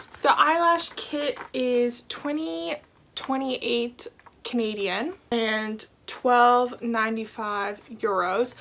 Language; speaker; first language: English; native; English